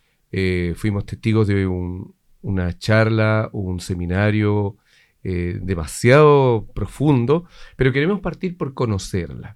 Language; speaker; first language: Spanish; native; Spanish